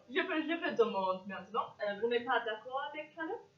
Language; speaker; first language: French; non-native, fluent; English